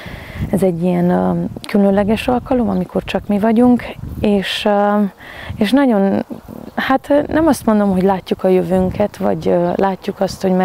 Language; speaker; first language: Hungarian; native; Hungarian